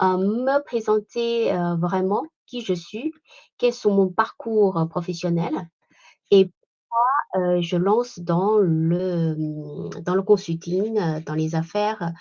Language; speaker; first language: French; non-native, fluent; Chinese